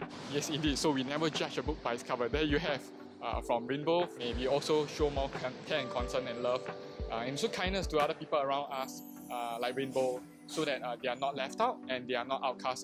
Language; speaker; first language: English; native; English